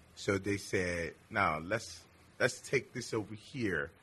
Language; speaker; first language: English; native; English